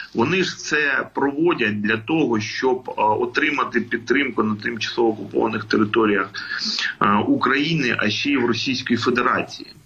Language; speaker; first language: Ukrainian; native; Ukrainian